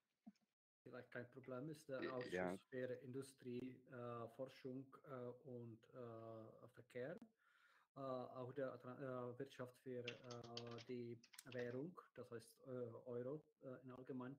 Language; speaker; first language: German; non-native, learner; Czech